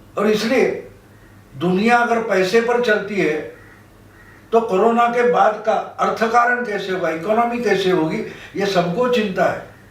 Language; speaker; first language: Hindi; non-native, local second language; Marathi